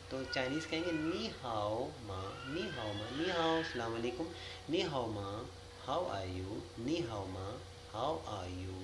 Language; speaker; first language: Urdu; native; Urdu